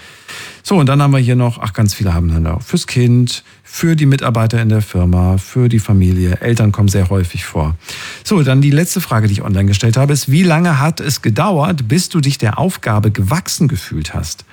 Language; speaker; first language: German; native; German